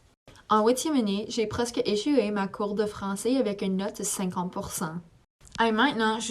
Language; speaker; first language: French; non-native, learner; English